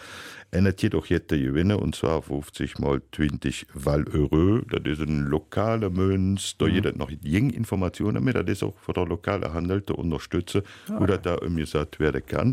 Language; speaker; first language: German; native; German